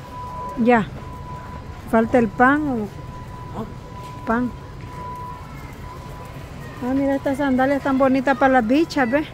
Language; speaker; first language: Spanish; native; Spanish